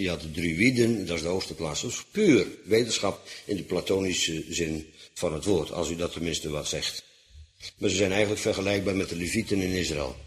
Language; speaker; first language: Dutch; native; Dutch